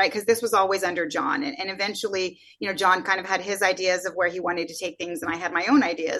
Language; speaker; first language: English; native; English